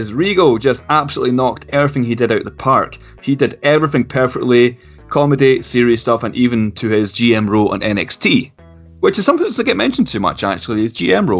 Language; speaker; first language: English; native; English